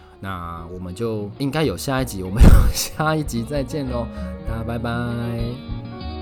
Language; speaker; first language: Chinese; native; Chinese